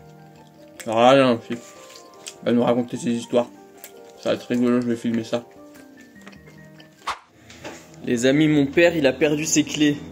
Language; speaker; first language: French; native; French